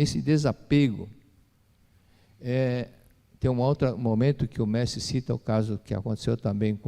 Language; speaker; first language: Portuguese; native; Portuguese